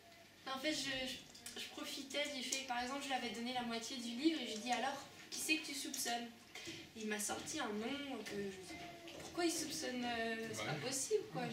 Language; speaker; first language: French; native; French